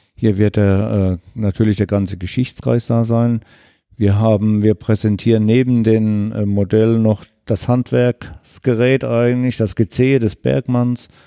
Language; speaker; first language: German; native; German